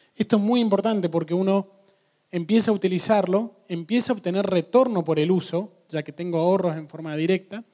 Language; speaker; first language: Spanish; native; Spanish